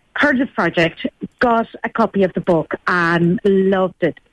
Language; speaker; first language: English; non-native, fluent; Spanish